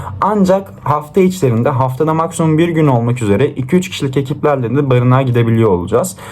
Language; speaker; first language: Turkish; native; Turkish